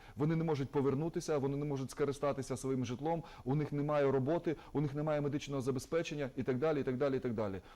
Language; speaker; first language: Ukrainian; native; Ukrainian